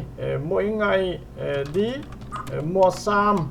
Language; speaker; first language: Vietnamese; non-native, learner; Korean